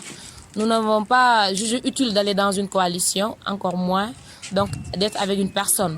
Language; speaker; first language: French; non-native, local second language; Wolof